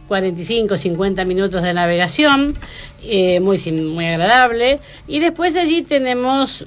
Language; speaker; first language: Spanish; native; Spanish